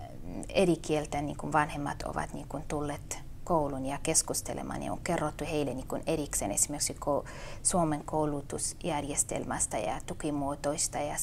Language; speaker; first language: Finnish; non-native, fluent; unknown